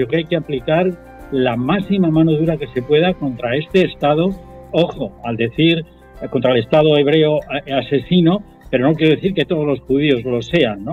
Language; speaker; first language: Spanish; native; Spanish